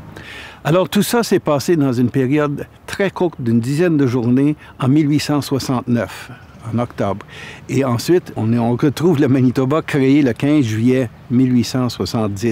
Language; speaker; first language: French; native; French